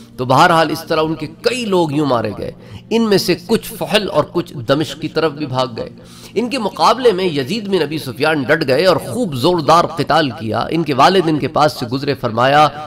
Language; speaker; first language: Urdu; native; Urdu